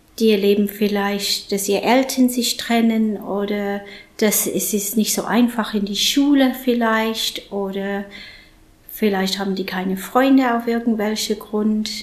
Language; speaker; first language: German; non-native, fluent; English